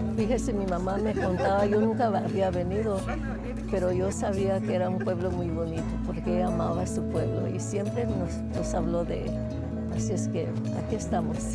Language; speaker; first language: Spanish; early bilingual, heritage; Spanish